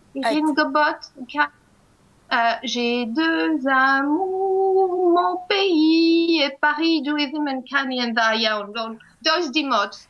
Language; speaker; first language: Welsh; non-native, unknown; French